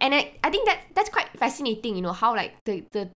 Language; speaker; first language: English; non-native, local second language; Chinese